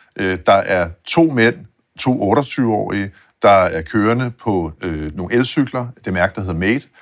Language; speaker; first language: Danish; native; Danish